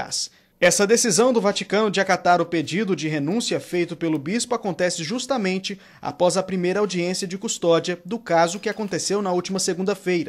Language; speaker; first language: Portuguese; native; Portuguese